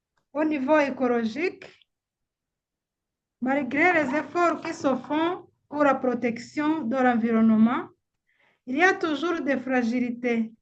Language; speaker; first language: French; non-native, local second language; Kinyarwanda